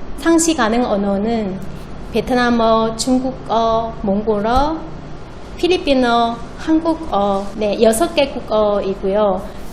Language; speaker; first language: Korean; non-native, fluent; Vietnamese